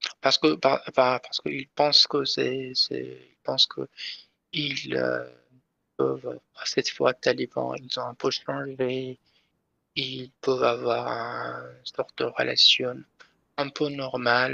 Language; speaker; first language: French; non-native, learner; Persian